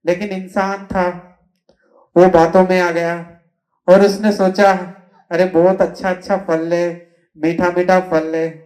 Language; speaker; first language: Hindi; non-native, local second language; Telugu